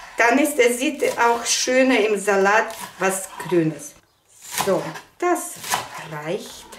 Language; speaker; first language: German; non-native, fluent; Russian